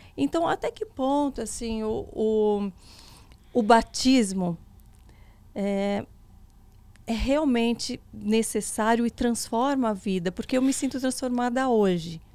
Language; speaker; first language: Portuguese; native; Portuguese